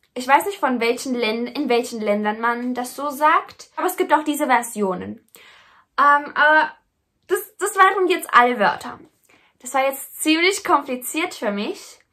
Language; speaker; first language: German; native; German